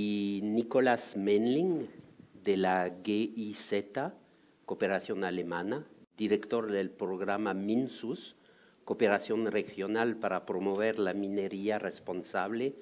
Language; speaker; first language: Spanish; non-native, fluent; French